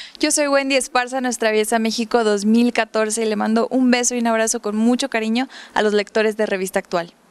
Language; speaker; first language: Spanish; early bilingual, heritage; Spanish